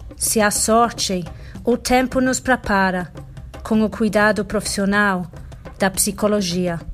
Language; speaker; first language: Portuguese; non-native, fluent; English